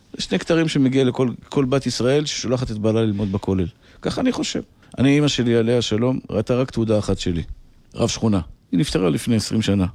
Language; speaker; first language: Hebrew; native; Hebrew